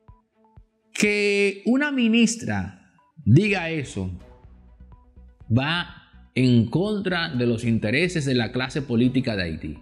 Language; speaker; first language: Spanish; native; Spanish